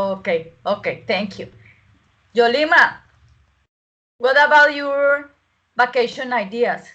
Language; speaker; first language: English; non-native, learner; Spanish